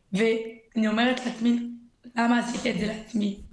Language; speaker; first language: Hebrew; early bilingual, other home language; French